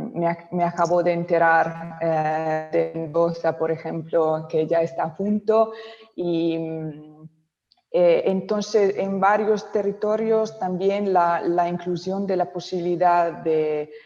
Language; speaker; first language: Spanish; non-native, local second language; Italian